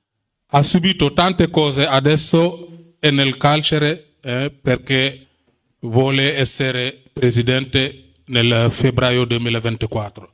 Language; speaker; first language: Italian; non-native, fluent; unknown